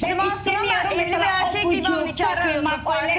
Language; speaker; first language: Turkish; native; Turkish